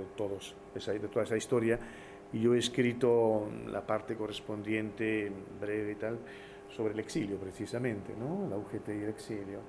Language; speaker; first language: Spanish; early bilingual, heritage; Spanish